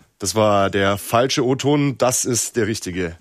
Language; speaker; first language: German; native; German